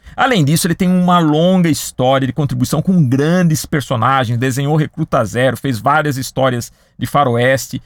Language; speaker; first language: Portuguese; native; Portuguese